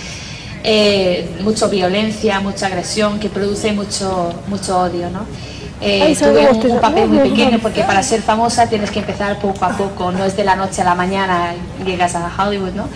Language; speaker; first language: Spanish; non-native, fluent; English